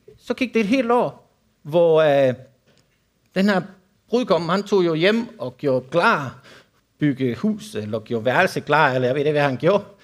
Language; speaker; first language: Danish; non-native, fluent; Spanish